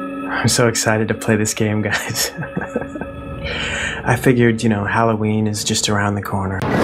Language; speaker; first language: English; native; English